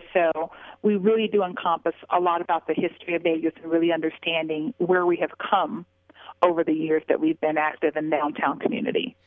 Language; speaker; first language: English; native; English